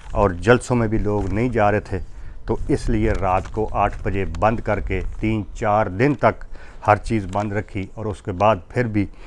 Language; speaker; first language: Urdu; non-native, local second language; Punjabi